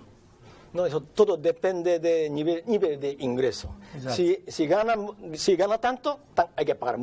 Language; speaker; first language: Portuguese; non-native, learner; Japanese